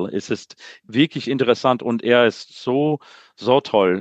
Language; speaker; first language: German; non-native, learner; English